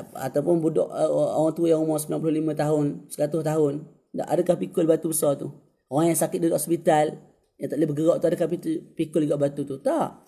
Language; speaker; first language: Malay; native; Malay